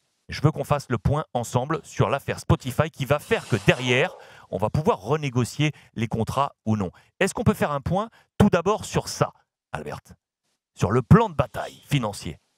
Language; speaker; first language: French; native; French